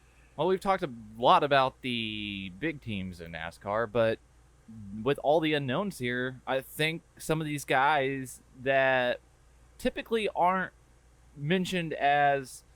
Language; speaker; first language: English; native; English